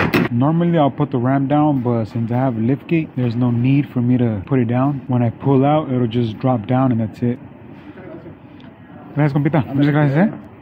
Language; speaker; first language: English; early bilingual, other home language; Spanish